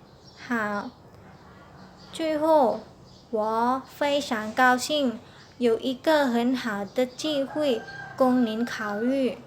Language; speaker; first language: Chinese; non-native, learner; Lao